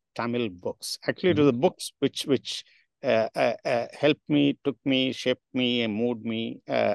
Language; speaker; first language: English; non-native, local second language; Tamil